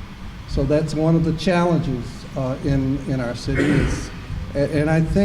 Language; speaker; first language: English; native; English